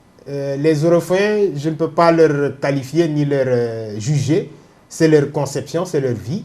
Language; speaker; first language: French; non-native, local second language; Wolof